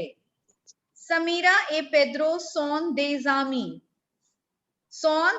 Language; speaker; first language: French; non-native, fluent; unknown